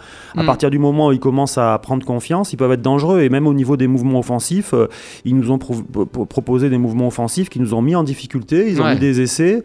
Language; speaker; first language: French; native; French